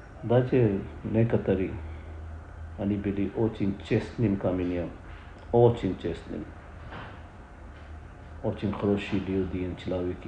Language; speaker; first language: Russian; non-native, learner; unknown